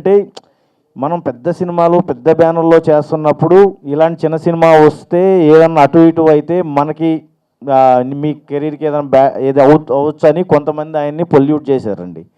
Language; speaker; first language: Telugu; native; Telugu